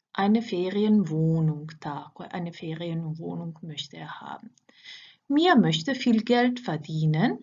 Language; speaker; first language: German; non-native, fluent; Croatian